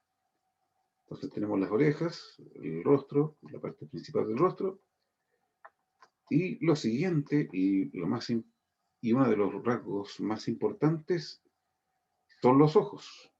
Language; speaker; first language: Spanish; native; Spanish